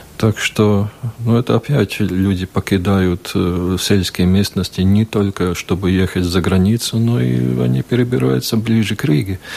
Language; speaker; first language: Russian; non-native, local second language; Latvian